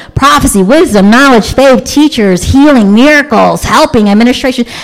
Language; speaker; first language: English; native; English